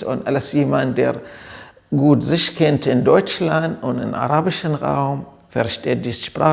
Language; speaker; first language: German; non-native, fluent; Arabic